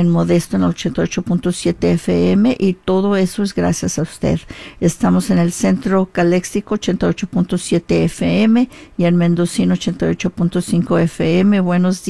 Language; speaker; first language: Spanish; early bilingual, heritage; Spanish